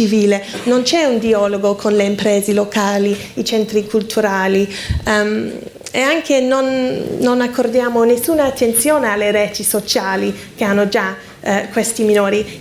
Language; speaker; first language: Italian; non-native, fluent; English